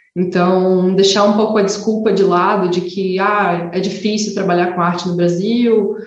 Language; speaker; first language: Portuguese; native; Portuguese